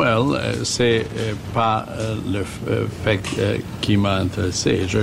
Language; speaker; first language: French; non-native, fluent; German